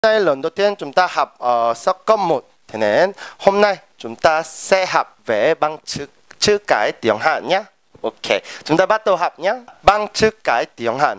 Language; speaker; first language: Vietnamese; non-native, fluent; Korean